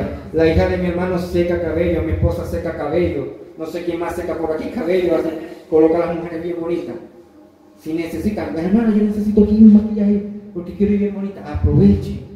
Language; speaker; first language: Spanish; native; Spanish